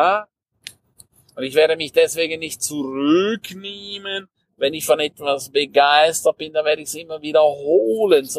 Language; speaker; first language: German; non-native, local second language; Romansh